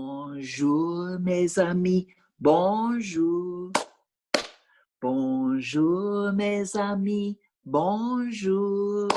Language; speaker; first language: French; non-native, fluent; English